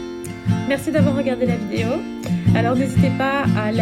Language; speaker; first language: French; native; French